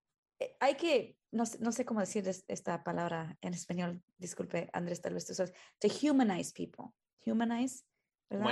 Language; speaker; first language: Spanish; early bilingual, heritage; Spanish